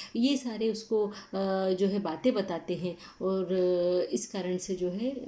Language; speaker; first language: Hindi; non-native, local second language; Marathi